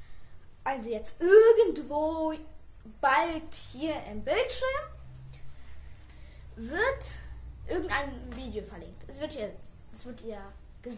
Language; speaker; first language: German; early bilingual, other home language; Russian